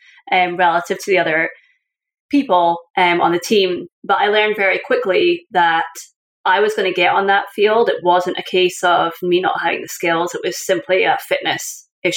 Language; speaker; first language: English; native; English